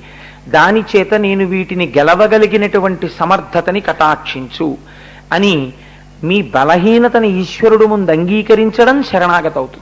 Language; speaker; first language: Telugu; native; Telugu